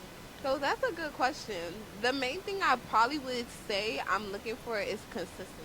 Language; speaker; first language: English; native; English